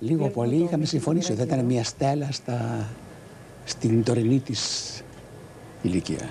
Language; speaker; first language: Greek; native; Greek